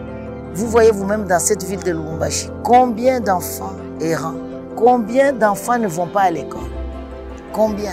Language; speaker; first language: French; non-native, local second language; Swahili